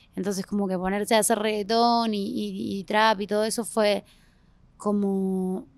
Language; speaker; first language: Spanish; native; Spanish